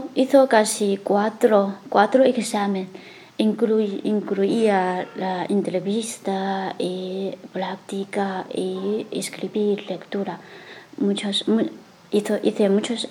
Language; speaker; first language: Spanish; non-native, learner; Chinese